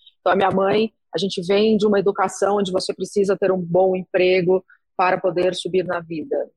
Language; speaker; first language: Portuguese; native; Portuguese